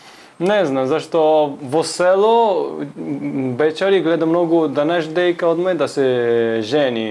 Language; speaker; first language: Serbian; non-native, local second language; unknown